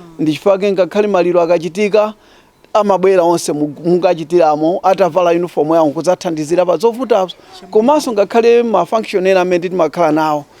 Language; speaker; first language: Nyanja; native; Nyanja